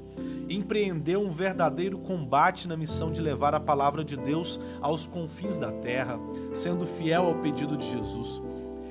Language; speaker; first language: Portuguese; native; Portuguese